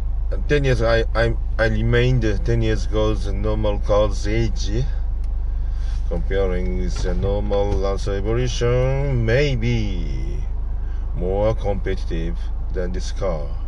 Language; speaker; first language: English; non-native, learner; Japanese